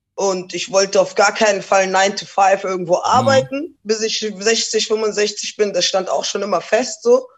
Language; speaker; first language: German; early bilingual, other home language; Portuguese